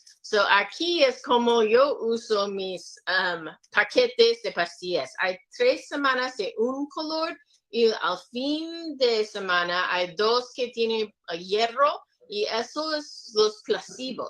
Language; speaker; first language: Spanish; non-native, learner; English